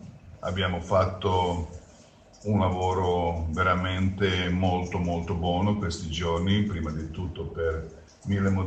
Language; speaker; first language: Italian; non-native, fluent; Croatian